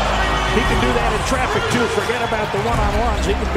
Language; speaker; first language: English; native; English